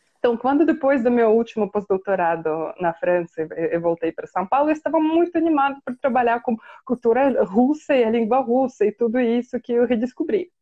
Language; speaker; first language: Portuguese; non-native, fluent; Russian